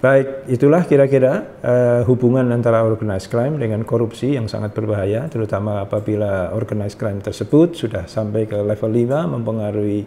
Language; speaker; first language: Indonesian; native; Indonesian